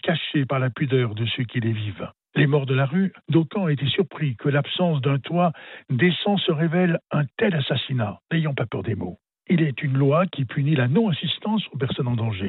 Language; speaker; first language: French; native; French